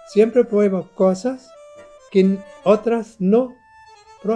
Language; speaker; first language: Spanish; non-native, learner; German